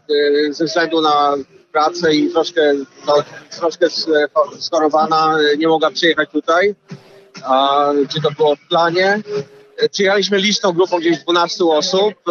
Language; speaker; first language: Polish; early bilingual, heritage; Polish